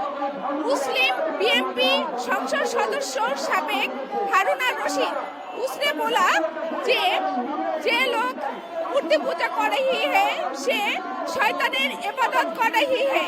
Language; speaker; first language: Hindi; non-native, learner; Bangla